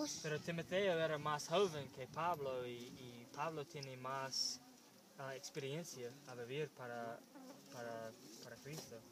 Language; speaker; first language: Spanish; non-native, learner; English